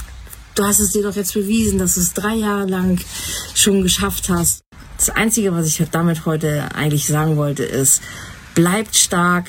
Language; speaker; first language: German; native; German